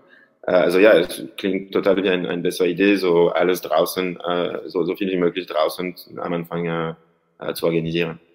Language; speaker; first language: German; non-native, learner; French